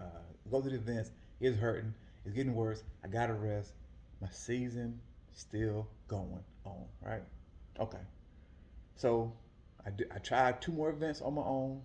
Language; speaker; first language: English; native; English